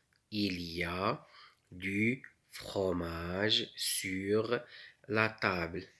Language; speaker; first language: French; non-native, local second language; Arabic